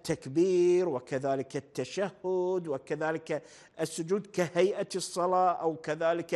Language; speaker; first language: Arabic; native; Arabic